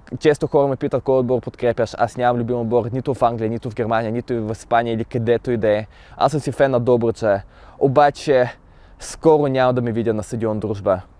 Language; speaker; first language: Bulgarian; early bilingual, other home language; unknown